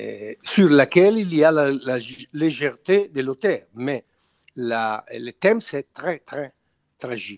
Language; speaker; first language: French; non-native, fluent; Italian